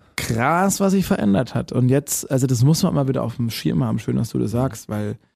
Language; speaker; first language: German; native; German